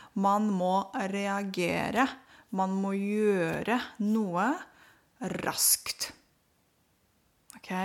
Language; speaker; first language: Norwegian; non-native, fluent; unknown